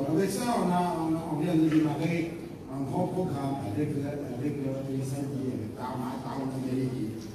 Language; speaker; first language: French; non-native, local second language; Arabic